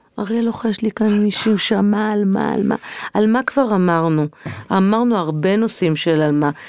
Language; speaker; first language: Hebrew; native; Hebrew